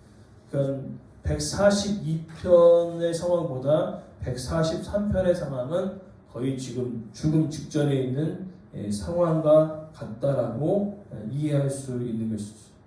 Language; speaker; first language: Korean; native; Korean